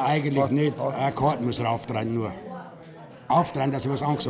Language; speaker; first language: German; native; German